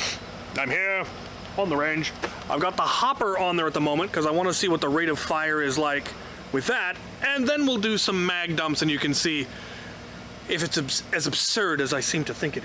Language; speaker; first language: English; native; English